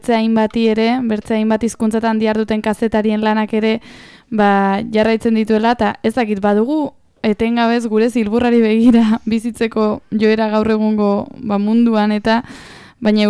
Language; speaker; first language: Basque; native; Basque